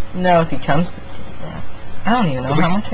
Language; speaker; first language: English; native; English